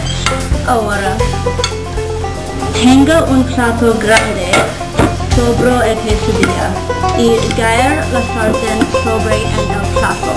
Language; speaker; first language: Spanish; non-native, learner; English